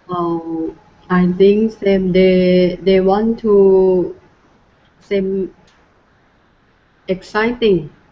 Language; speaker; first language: English; non-native, learner; Thai